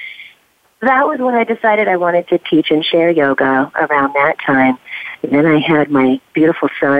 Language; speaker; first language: English; native; English